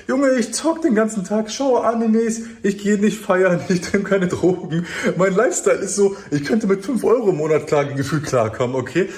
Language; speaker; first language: German; early bilingual, other home language; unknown